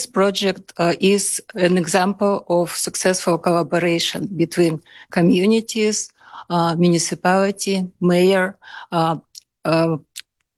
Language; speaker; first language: English; non-native, fluent; Russian